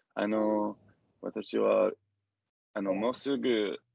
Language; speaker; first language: Japanese; non-native, learner; English